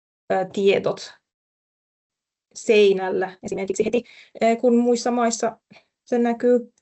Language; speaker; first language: Finnish; non-native, fluent; Persian